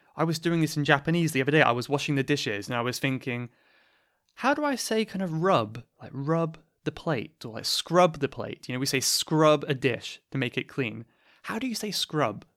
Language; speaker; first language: English; native; English